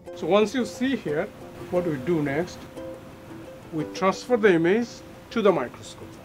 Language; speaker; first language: English; native; English